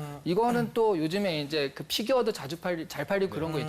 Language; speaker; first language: Korean; native; Korean